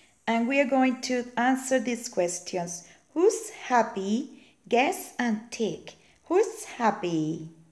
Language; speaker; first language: English; non-native, fluent; Spanish